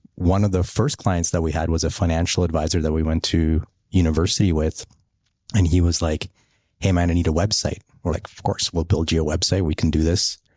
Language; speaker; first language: English; early bilingual, other home language; Polish